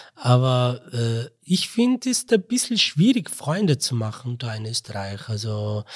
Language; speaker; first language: German; non-native, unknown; Arabic